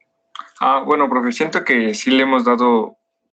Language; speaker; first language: Spanish; native; Spanish